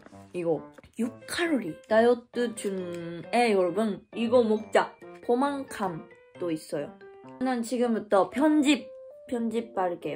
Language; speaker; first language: Korean; non-native, learner; Japanese